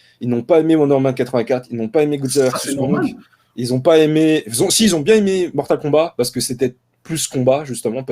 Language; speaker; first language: French; native; French